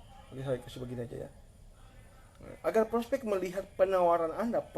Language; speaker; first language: Indonesian; native; Indonesian